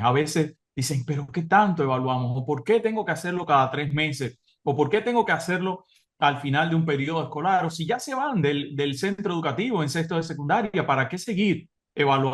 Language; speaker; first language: Spanish; native; Spanish